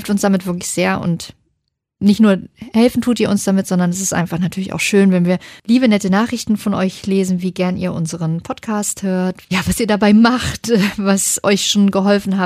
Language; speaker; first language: German; native; German